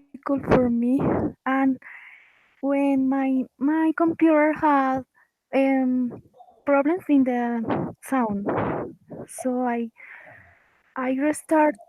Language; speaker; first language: English; non-native, learner; Spanish